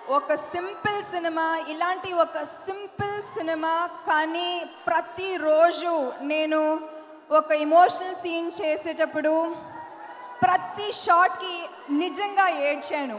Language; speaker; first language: Telugu; non-native, fluent; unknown